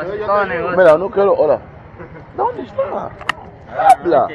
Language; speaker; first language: Spanish; non-native, learner; English